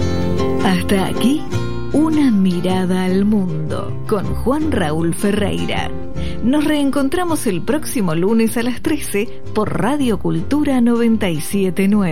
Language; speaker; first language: Spanish; native; Spanish